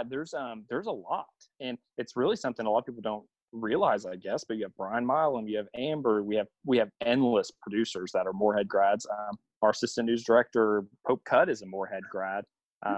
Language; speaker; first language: English; native; English